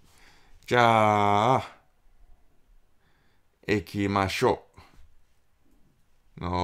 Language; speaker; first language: Japanese; non-native, learner; English